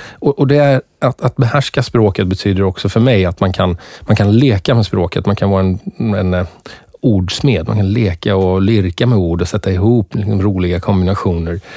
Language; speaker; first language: Swedish; early bilingual, other home language; Persian